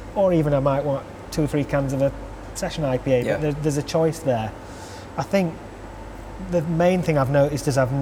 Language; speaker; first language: English; native; English